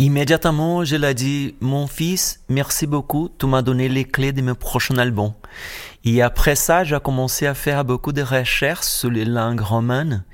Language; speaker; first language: French; non-native, fluent; Portuguese